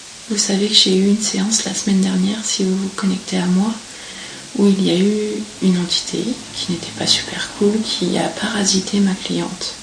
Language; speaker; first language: French; native; French